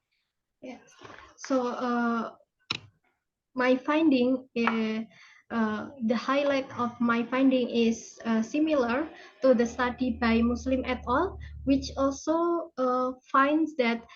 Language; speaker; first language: English; non-native, fluent; Indonesian